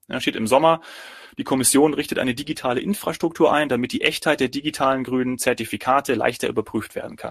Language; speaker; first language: German; native; German